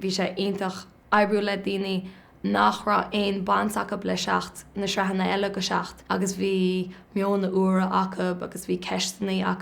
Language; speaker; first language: Irish; native; Irish